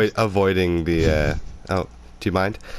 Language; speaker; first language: English; native; English